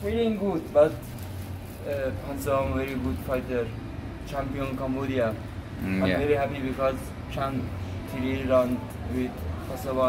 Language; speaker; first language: English; non-native, learner; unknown